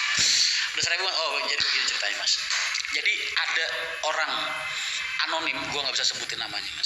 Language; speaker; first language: Indonesian; native; Indonesian